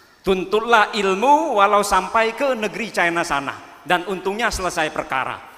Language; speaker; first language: Indonesian; non-native, local second language; Madurese